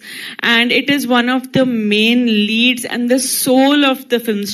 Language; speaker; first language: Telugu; non-native, local second language; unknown